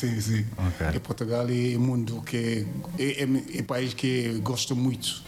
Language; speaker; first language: Portuguese; non-native, learner; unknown